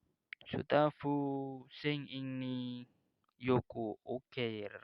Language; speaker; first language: Japanese; non-native, learner; Indonesian